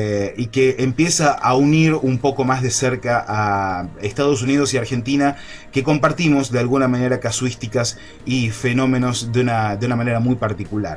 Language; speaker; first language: Spanish; native; Spanish